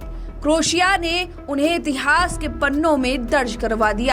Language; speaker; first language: Hindi; native; Hindi